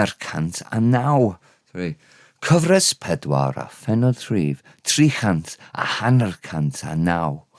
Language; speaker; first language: Welsh; non-native, local second language; English